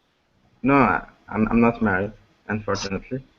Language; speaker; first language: English; non-native, fluent; Arabic